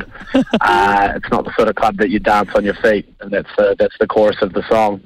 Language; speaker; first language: English; native; English